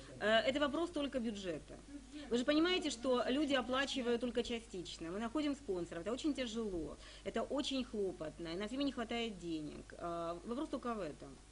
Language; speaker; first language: Russian; native; Russian